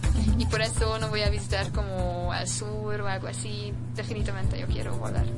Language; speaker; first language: Spanish; non-native, fluent; Hungarian